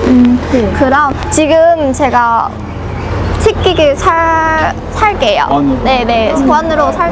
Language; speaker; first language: Korean; non-native, learner; Vietnamese